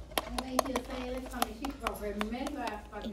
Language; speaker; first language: Hebrew; native; Hebrew